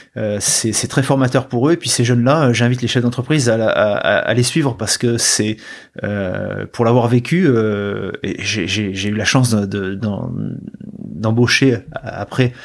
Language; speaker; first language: French; native; French